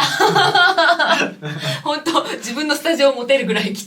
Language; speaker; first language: Japanese; native; Japanese